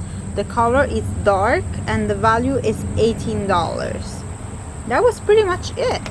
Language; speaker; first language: English; non-native, fluent; Italian